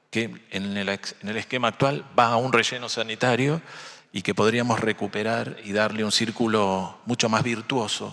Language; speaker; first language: Spanish; native; Spanish